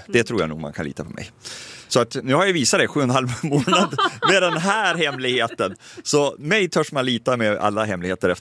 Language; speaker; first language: Swedish; native; Swedish